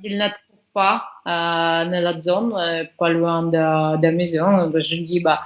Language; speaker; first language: French; non-native, learner; Russian